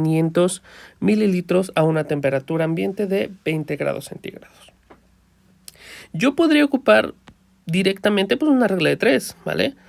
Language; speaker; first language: Spanish; native; Spanish